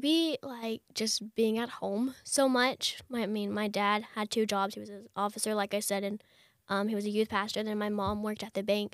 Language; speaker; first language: English; native; English